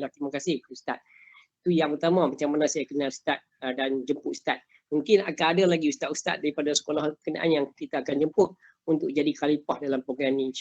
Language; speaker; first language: Malay; native; Malay